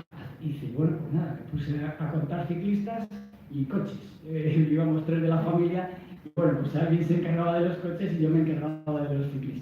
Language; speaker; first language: Spanish; native; Spanish